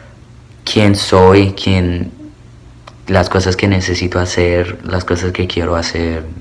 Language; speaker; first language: Spanish; early bilingual, heritage; Spanish